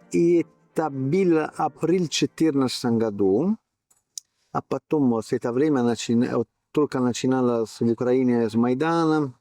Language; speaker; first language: Russian; non-native, learner; Italian